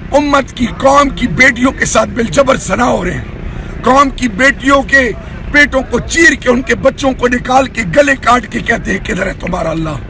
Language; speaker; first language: Urdu; non-native, local second language; Pashto